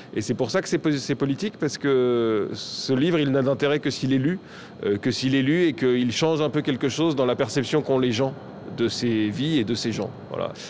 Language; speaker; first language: French; native; French